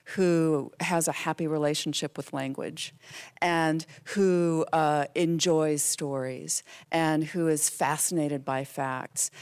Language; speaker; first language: English; native; English